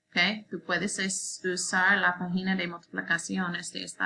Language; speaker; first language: Spanish; non-native, learner; English